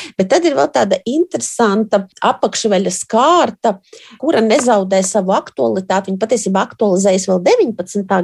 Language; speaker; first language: Latvian; native; Latvian